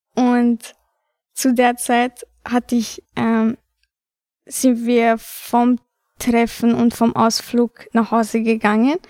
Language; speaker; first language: German; early bilingual, other home language; Albanian